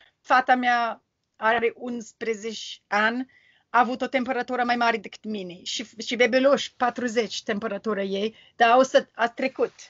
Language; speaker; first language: Romanian; non-native, learner; English